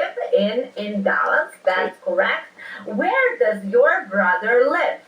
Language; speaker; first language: English; non-native, fluent; Serbian